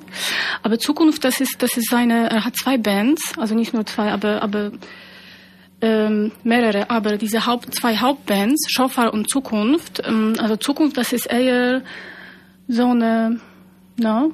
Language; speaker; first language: German; non-native, fluent; Polish